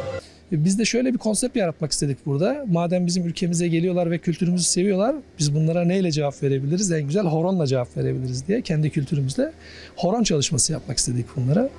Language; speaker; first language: Turkish; native; Turkish